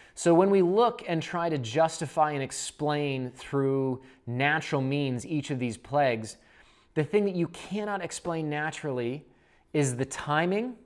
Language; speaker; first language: English; native; English